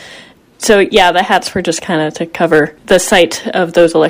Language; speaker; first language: English; native; English